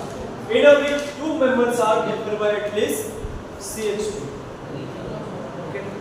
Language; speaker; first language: English; non-native, local second language; Hindi